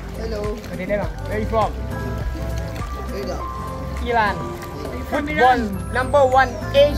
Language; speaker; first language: English; non-native, learner; Thai